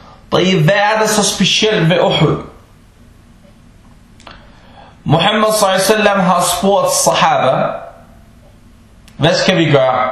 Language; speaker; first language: Danish; early bilingual, other home language; Arabic